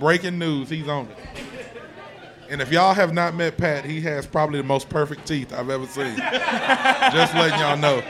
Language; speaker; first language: English; native; English